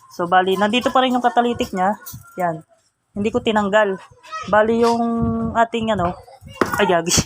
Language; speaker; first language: Filipino; native; Filipino